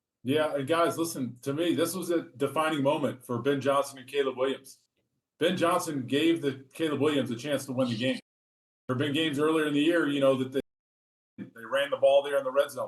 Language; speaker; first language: English; native; English